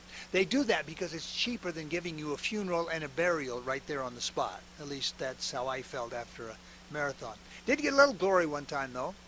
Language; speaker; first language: English; native; English